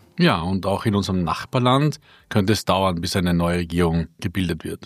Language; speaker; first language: German; native; German